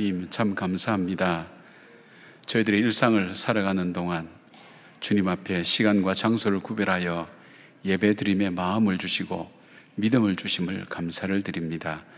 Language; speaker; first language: Korean; native; Korean